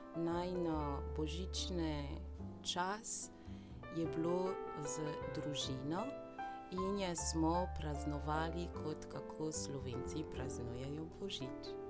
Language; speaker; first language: Slovenian; non-native, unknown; French